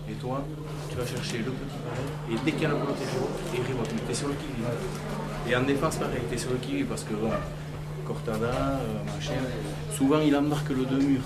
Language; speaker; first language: French; native; French